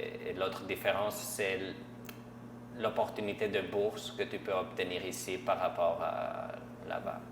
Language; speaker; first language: French; non-native, fluent; Catalan